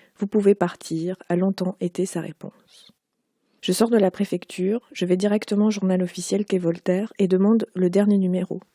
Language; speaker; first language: French; native; French